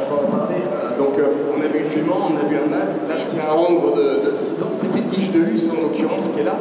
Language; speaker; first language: French; native; French